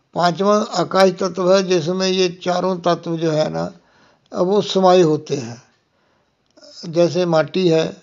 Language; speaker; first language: Hindi; non-native, local second language; Punjabi